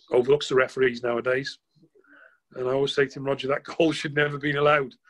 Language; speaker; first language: English; native; English